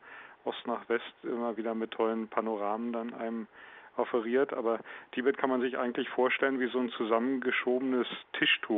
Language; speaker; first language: German; native; German